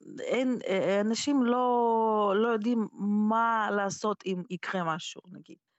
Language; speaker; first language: Hebrew; non-native, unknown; Russian